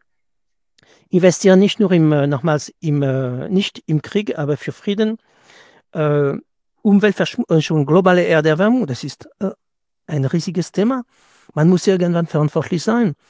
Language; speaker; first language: German; non-native, fluent; French